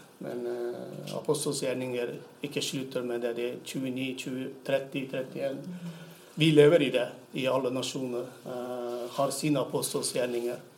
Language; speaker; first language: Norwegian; non-native, fluent; Turkmen